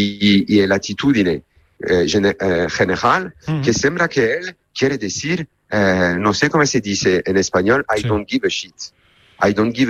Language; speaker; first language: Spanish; non-native, learner; Italian